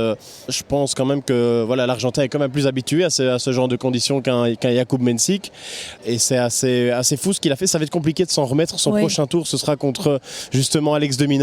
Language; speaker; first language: French; native; French